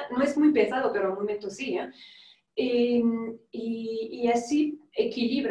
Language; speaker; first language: Spanish; non-native, fluent; French